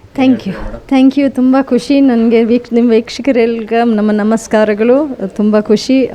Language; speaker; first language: Kannada; non-native, fluent; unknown